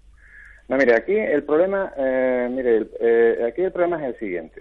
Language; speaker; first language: Spanish; native; Spanish